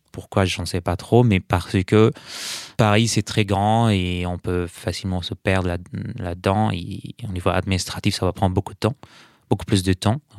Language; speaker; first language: French; non-native, fluent; Arabic